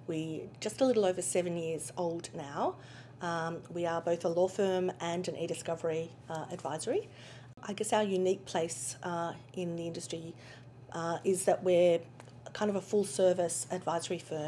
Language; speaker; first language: English; native; English